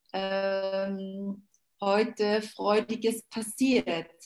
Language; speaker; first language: German; non-native, local second language; Luxembourgish